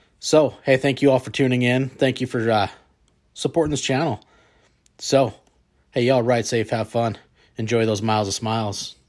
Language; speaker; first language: English; native; English